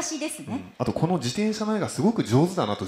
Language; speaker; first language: Japanese; native; Japanese